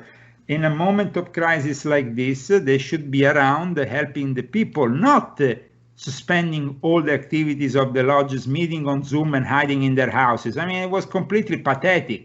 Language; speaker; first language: English; non-native, fluent; Italian